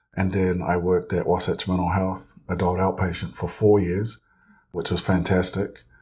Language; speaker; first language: English; native; English